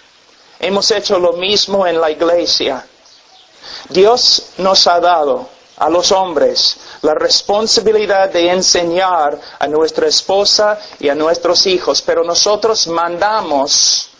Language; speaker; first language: Spanish; non-native, fluent; English